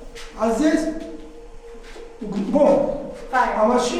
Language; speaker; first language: Russian; non-native, local second language; Georgian